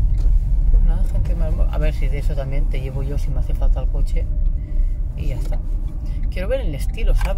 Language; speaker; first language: Spanish; native; Spanish